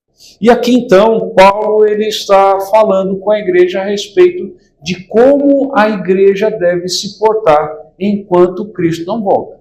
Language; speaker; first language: Portuguese; native; Portuguese